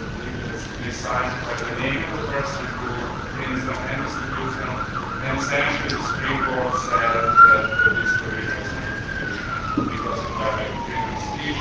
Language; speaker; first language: English; non-native, fluent; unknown